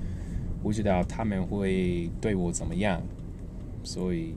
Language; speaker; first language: Chinese; non-native, learner; English